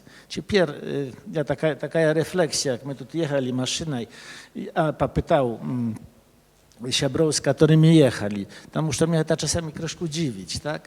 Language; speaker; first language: Polish; early bilingual, other home language; Belarusian